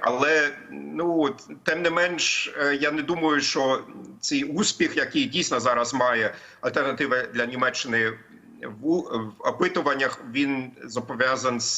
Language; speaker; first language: Ukrainian; non-native, fluent; German